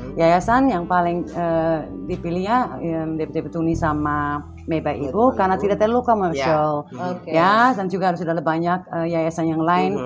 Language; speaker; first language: Indonesian; non-native, fluent; Dutch